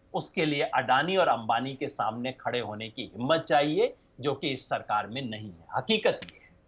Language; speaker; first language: Hindi; native; Hindi